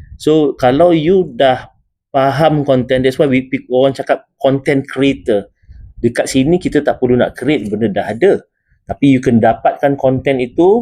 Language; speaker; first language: Malay; native; Malay